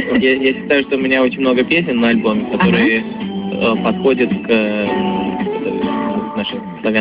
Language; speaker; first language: Russian; early bilingual, heritage; Russian